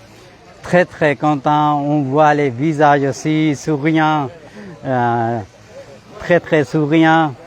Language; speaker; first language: French; non-native, fluent; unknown